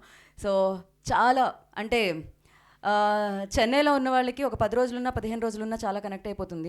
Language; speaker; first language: Telugu; native; Telugu